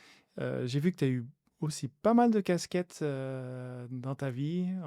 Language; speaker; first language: French; native; French